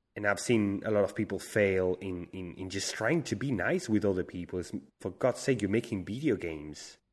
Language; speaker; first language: English; non-native, fluent; Spanish